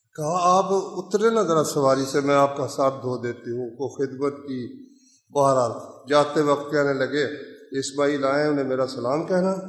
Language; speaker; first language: Urdu; non-native, local second language; Punjabi